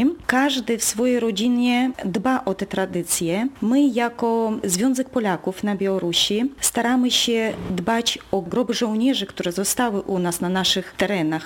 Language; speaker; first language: Polish; non-native, local second language; Russian